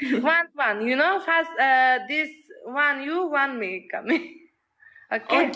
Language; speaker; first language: English; non-native, learner; Uzbek